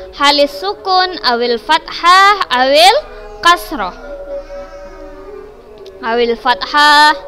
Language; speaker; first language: Arabic; non-native, fluent; Indonesian